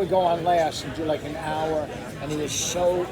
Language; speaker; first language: English; native; English